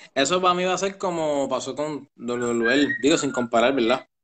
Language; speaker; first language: Spanish; native; Spanish